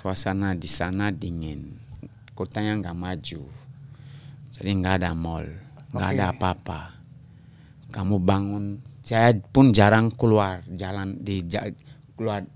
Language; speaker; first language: Indonesian; non-native, local second language; French